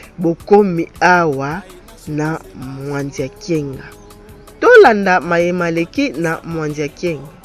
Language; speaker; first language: Lingala; non-native, local second language; Kongo